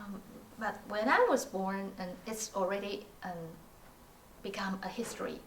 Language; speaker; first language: English; non-native, learner; Chinese